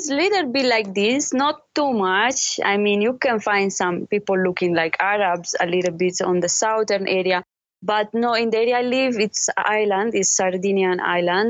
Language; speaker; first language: English; non-native, learner; Italian